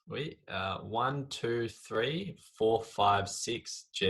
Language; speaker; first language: French; non-native, fluent; English